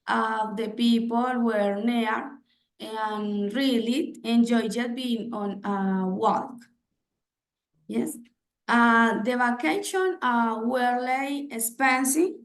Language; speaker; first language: English; non-native, learner; Spanish